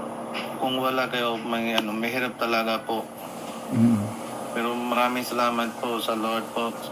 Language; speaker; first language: Filipino; non-native, learner; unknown